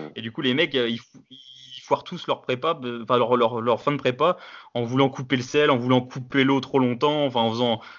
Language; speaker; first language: French; native; French